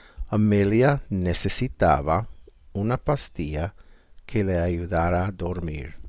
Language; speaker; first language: Spanish; non-native, fluent; English